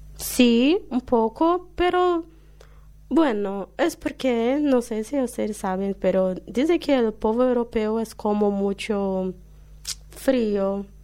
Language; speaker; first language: Spanish; non-native, learner; Portuguese